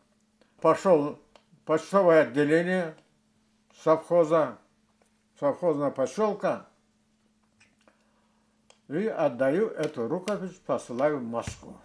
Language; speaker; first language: Russian; non-native, local second language; Karachay-Balkar